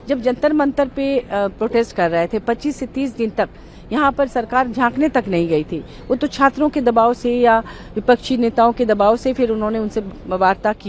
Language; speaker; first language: Hindi; native; Hindi